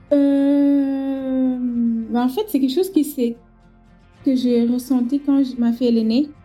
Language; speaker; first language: French; non-native, local second language; Wolof